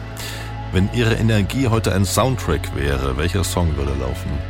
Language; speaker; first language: German; native; German